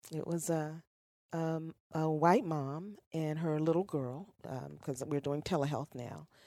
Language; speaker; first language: English; native; English